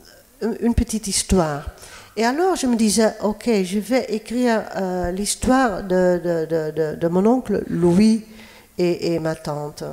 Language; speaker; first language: French; non-native, fluent; Dutch